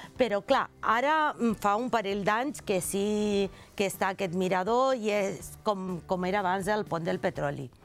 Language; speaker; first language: Catalan; non-native, fluent; Spanish